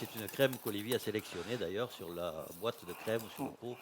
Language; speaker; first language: French; native; French